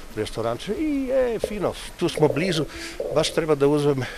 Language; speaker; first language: Serbian; non-native, fluent; Slovenian